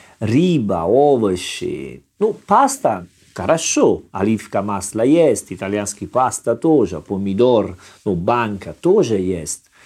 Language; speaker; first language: Russian; non-native, learner; Italian